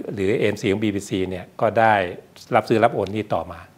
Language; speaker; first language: Thai; native; Thai